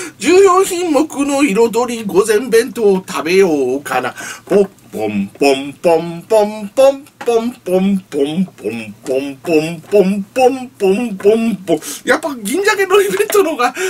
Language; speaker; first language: Japanese; native; Japanese